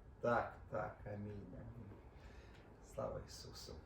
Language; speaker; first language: Ukrainian; non-native, local second language; Russian